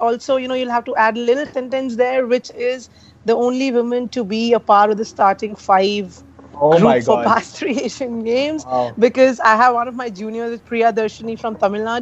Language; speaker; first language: English; non-native, local second language; Hindi